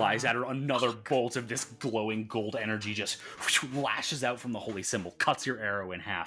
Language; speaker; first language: English; native; English